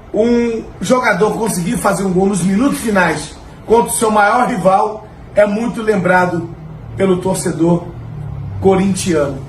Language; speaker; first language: Portuguese; native; Portuguese